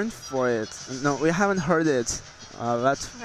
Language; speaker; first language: English; non-native, learner; Chinese